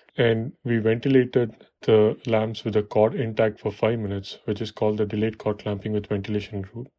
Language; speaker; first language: English; non-native, local second language; Tamil